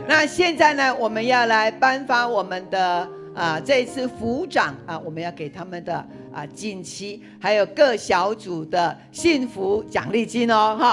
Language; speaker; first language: Chinese; native; Chinese